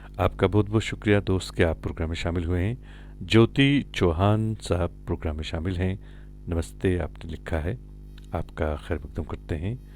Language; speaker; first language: Hindi; non-native, local second language; Kashmiri